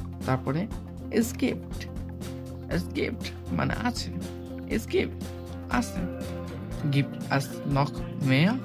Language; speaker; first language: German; non-native, learner; Bangla